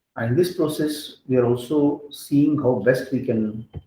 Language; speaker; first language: English; non-native, local second language; Hindi